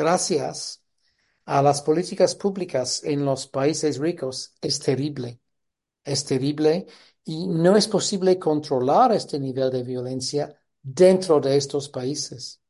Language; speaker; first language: Spanish; non-native, fluent; English